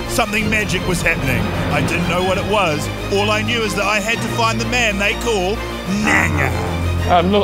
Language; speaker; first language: English; native; English